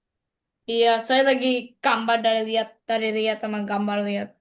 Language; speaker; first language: Indonesian; non-native, learner; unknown